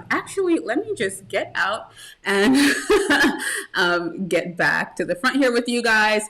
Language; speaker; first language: English; native; English